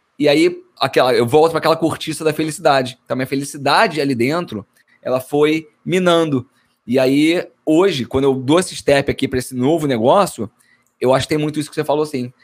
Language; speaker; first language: Portuguese; native; Portuguese